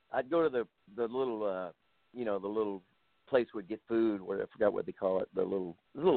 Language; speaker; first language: English; native; English